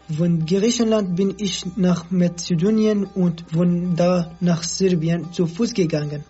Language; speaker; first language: German; non-native, learner; Kurdish